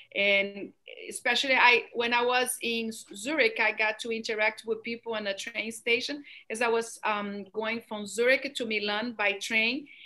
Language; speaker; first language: English; non-native, fluent; Portuguese